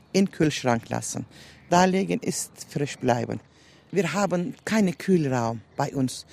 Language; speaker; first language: German; non-native, learner; Turkish